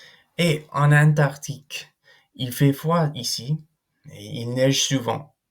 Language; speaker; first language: French; non-native, fluent; English